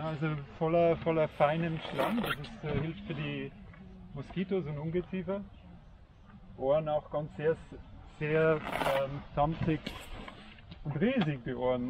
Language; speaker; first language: German; native; German